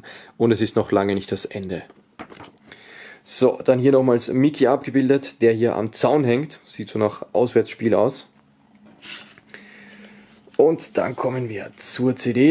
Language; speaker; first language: German; native; German